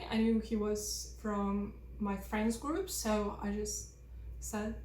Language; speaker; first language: English; non-native, fluent; Russian